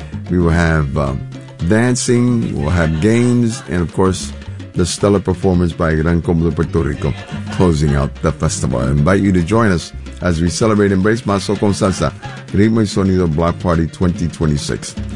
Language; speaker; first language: English; non-native, local second language; Spanish